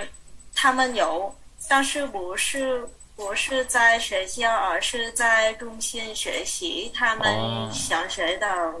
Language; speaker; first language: Chinese; non-native, fluent; Vietnamese